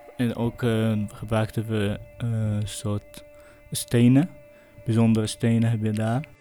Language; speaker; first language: Dutch; non-native, fluent; Kurdish